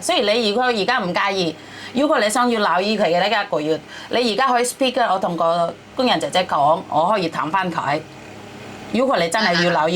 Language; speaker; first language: Cantonese; non-native, fluent; Indonesian